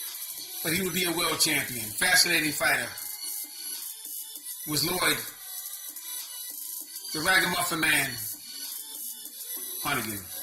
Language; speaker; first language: English; native; English